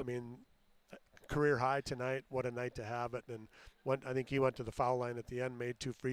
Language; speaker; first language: English; native; English